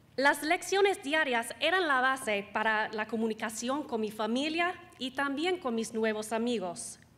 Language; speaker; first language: Spanish; non-native, fluent; English